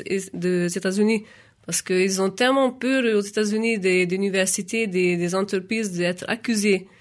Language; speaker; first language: French; non-native, fluent; Hungarian